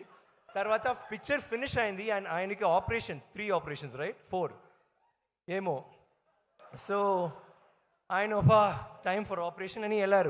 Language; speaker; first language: Telugu; non-native, learner; Tamil